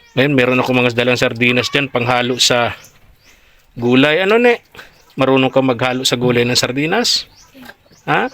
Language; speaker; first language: Filipino; native; Filipino